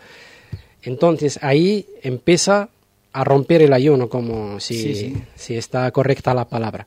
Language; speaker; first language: Spanish; non-native, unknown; Arabic